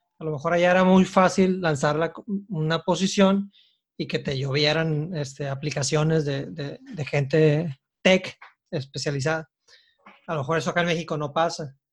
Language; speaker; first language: Spanish; native; Spanish